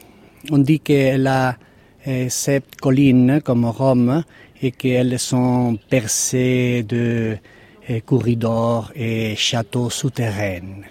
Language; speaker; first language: French; non-native, fluent; Spanish